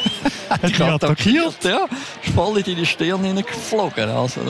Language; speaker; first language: German; native; German